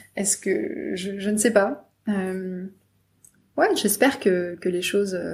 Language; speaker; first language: French; native; French